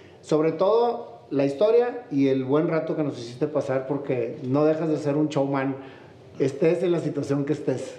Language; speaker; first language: Spanish; native; Spanish